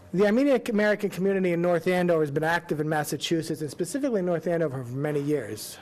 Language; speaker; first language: English; native; English